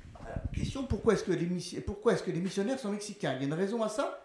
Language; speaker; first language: French; native; French